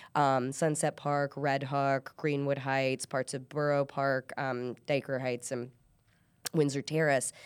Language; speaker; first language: English; early bilingual, other home language; Persian